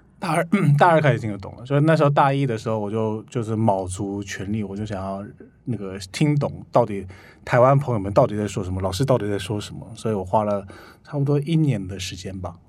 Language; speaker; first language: Chinese; non-native, fluent; Korean